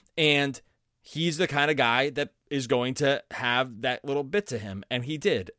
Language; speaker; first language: English; native; English